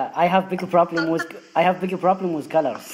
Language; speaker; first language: English; non-native, learner; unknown